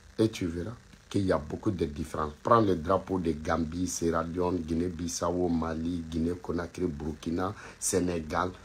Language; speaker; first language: French; non-native, local second language; Bambara